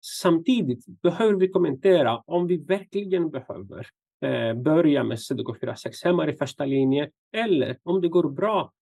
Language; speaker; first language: Swedish; non-native, fluent; Greek